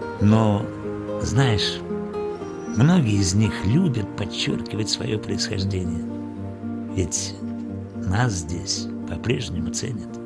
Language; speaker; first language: Russian; native; Russian